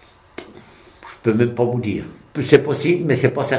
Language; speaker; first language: French; native; French